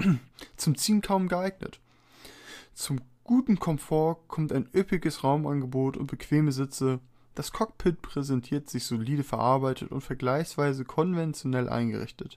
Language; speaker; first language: German; native; German